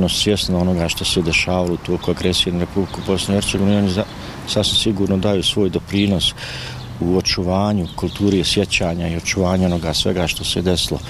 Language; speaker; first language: Serbian; native; Serbian